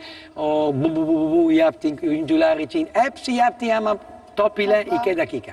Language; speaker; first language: Turkish; non-native, learner; Italian